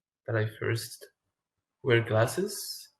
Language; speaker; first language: English; non-native, fluent; Arabic